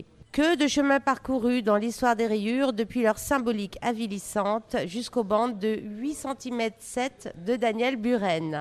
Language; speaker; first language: French; native; French